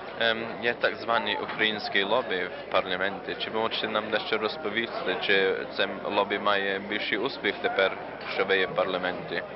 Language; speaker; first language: Ukrainian; early bilingual, heritage; Ukrainian